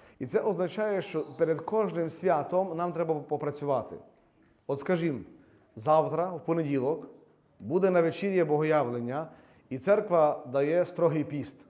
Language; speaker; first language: Ukrainian; native; Ukrainian